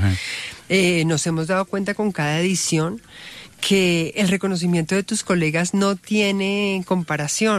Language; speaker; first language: Spanish; native; Spanish